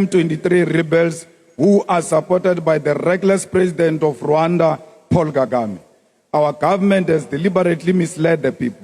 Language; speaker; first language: English; non-native, local second language; Northern Sotho